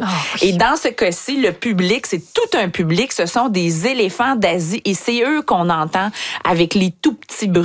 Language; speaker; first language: French; native; French